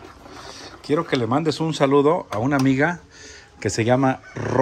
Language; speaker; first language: Spanish; native; Spanish